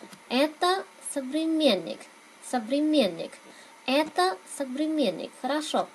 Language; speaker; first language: Russian; non-native, fluent; Vietnamese